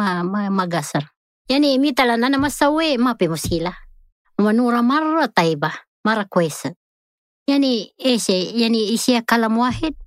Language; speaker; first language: Arabic; non-native, learner; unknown